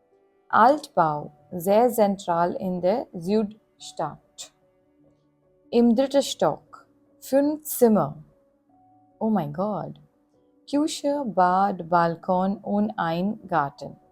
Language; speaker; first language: German; non-native, fluent; Gujarati